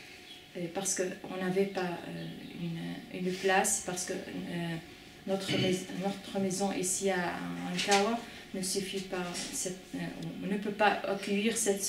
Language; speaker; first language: French; non-native, fluent; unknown